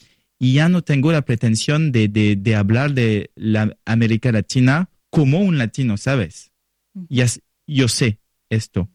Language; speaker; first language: Spanish; non-native, learner; French